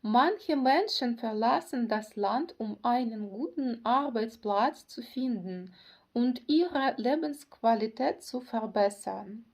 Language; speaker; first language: German; non-native, fluent; Ukrainian